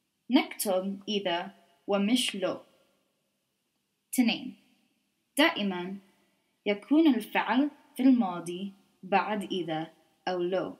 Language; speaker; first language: Arabic; non-native, learner; English